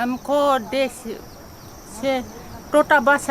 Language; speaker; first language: Hindi; non-native, local second language; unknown